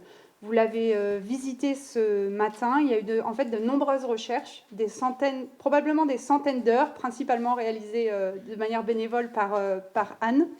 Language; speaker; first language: French; native; French